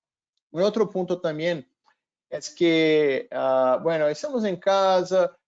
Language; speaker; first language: Spanish; non-native, fluent; Portuguese